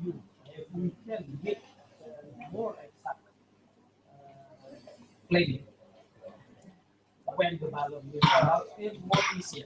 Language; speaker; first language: English; non-native, learner; Indonesian